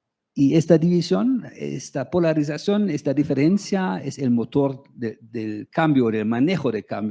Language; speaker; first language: Spanish; non-native, fluent; German